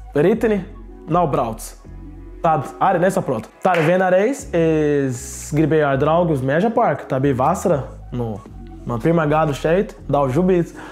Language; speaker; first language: Latvian; non-native, learner; Portuguese